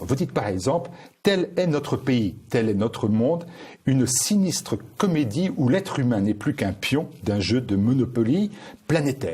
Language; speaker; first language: French; native; French